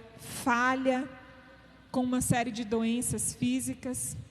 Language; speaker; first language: Portuguese; native; Portuguese